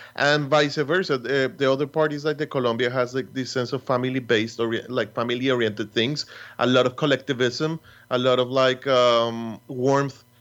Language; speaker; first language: English; non-native, fluent; Spanish